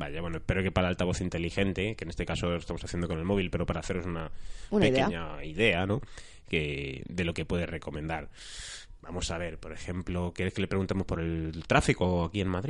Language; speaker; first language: Spanish; native; Spanish